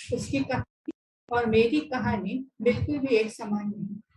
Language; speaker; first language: Hindi; non-native, local second language; Marathi